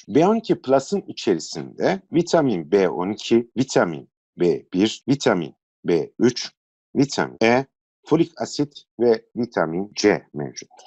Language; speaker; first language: Turkish; native; Turkish